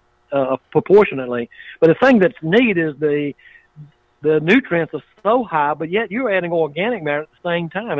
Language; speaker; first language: English; native; English